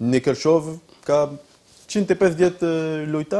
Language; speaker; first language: Albanian; non-native, learner; French